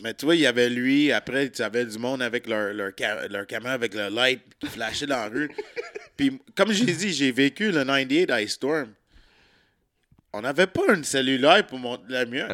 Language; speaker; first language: French; native; French